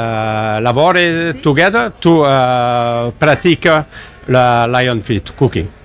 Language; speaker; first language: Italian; non-native, learner; French